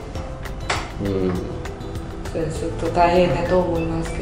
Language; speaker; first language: Japanese; non-native, learner; Vietnamese